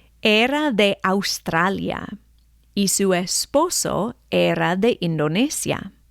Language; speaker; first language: Spanish; non-native, fluent; English